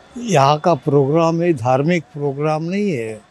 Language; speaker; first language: Hindi; non-native, local second language; Marathi